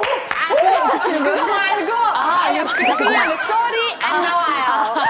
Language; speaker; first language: Korean; non-native, learner; Italian